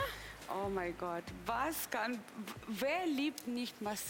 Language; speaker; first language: German; non-native, learner; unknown